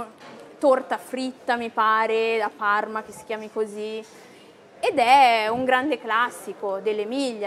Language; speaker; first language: Italian; native; Italian